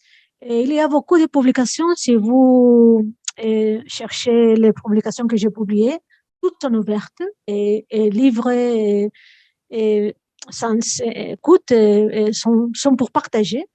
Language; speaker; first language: French; non-native, fluent; Spanish